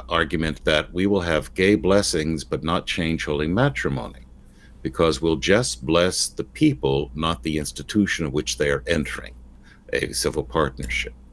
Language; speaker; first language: English; native; English